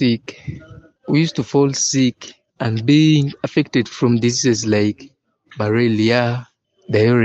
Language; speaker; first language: English; non-native, local second language; Ganda